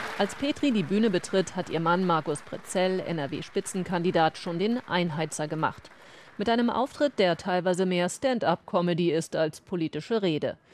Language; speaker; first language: German; native; German